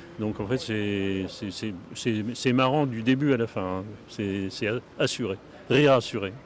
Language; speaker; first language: French; native; French